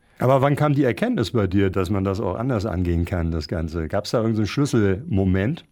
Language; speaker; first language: German; native; German